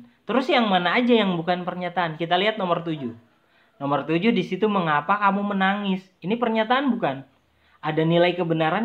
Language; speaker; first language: Indonesian; native; Indonesian